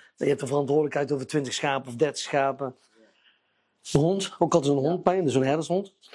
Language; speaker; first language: Dutch; early bilingual, other home language; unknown